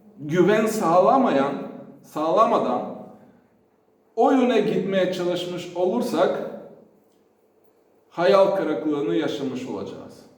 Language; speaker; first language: Turkish; non-native, fluent; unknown